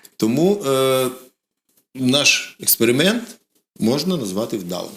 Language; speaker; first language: Ukrainian; non-native, local second language; Russian